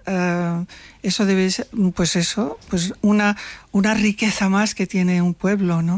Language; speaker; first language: Spanish; non-native, local second language; Catalan